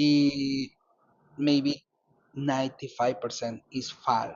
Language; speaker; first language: English; non-native, learner; Spanish